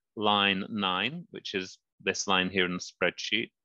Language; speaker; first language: English; native; English